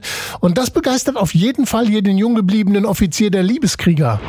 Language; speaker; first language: German; native; German